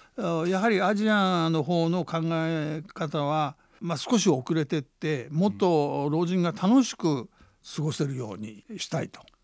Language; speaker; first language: Japanese; native; Japanese